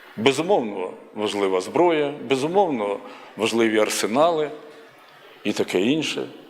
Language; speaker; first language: Ukrainian; native; Ukrainian